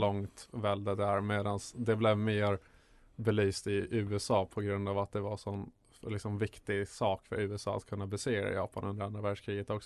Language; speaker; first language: Swedish; native; Swedish